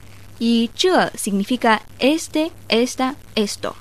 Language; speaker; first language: Spanish; non-native, fluent; Chinese